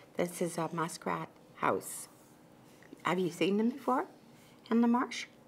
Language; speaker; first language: English; non-native, local second language; French